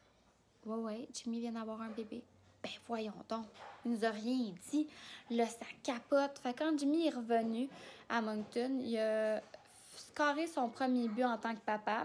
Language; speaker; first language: French; native; French